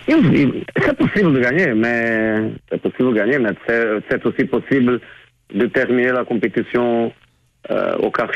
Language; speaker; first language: French; non-native, fluent; Portuguese